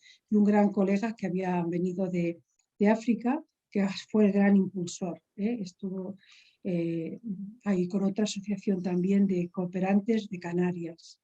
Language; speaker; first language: Spanish; native; Spanish